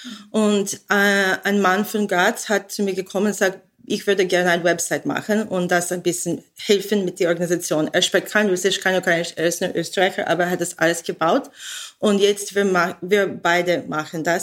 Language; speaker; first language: German; non-native, learner; English